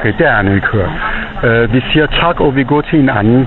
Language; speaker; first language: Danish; non-native, fluent; Persian